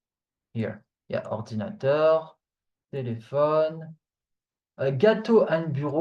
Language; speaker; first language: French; non-native, fluent; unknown